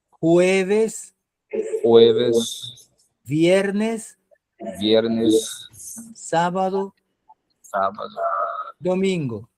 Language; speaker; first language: Spanish; non-native, fluent; Portuguese